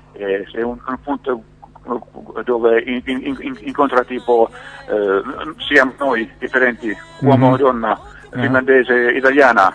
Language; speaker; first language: Italian; non-native, learner; Finnish